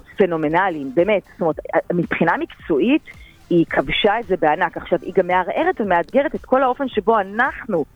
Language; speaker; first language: Hebrew; native; Hebrew